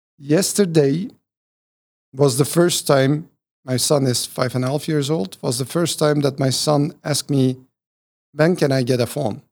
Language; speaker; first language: English; non-native, fluent; Turkish